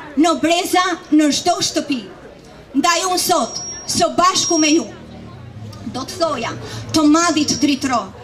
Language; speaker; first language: Albanian; native; Albanian